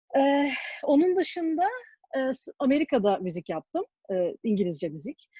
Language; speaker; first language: Turkish; early bilingual, heritage; Turkish